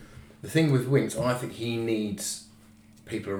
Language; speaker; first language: English; native; English